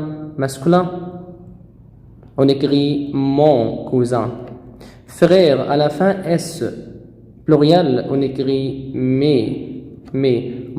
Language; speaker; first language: French; non-native, fluent; Arabic